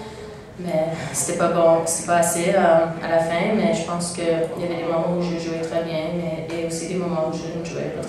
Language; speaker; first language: French; non-native, local second language; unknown